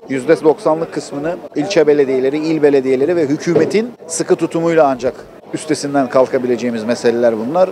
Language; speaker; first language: Turkish; native; Turkish